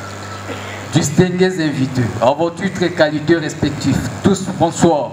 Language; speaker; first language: French; non-native, local second language; Luba-Lulua